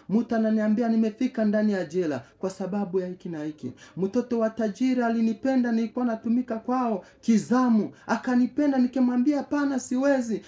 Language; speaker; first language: Swahili; native; Swahili